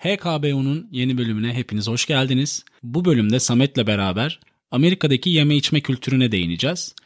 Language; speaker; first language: Turkish; native; Turkish